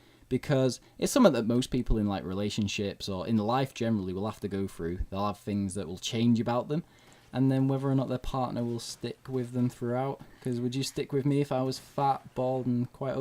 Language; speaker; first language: English; native; English